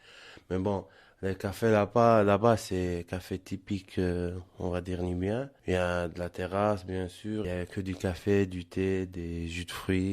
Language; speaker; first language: French; non-native, fluent; Arabic